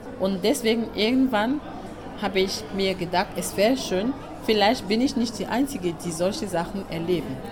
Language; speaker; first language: German; non-native, fluent; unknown